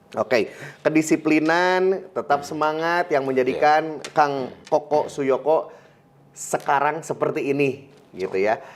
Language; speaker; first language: Indonesian; native; Indonesian